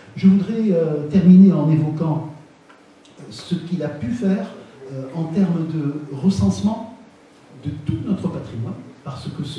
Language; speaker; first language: French; non-native, local second language; Arabic